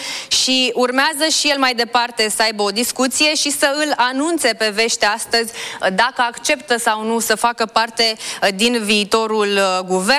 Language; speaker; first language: Romanian; native; Romanian